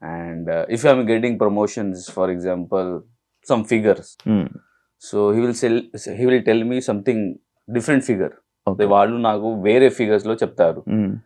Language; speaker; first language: Telugu; non-native, learner; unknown